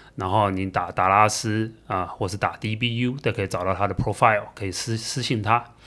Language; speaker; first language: Chinese; native; Chinese